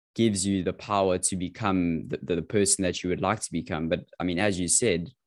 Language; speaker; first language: English; native; English